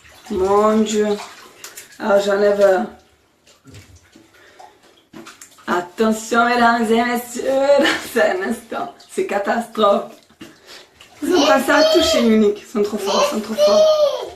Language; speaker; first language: French; native; French